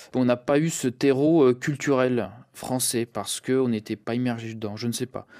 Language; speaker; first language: French; early bilingual, other home language; Russian